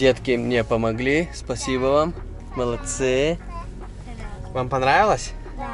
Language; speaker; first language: Russian; native; Russian